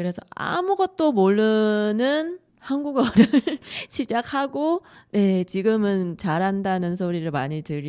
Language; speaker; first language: Korean; non-native, fluent; Vietnamese